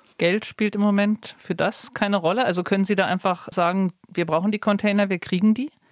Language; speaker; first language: German; native; German